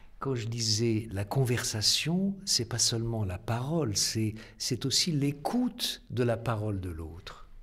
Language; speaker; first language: French; native; French